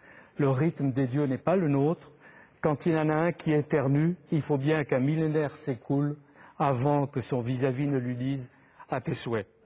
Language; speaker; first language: French; native; French